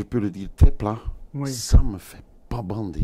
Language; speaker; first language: French; non-native, local second language; Dutch